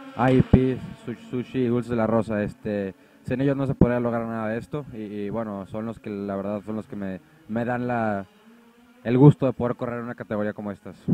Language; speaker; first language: Spanish; native; Spanish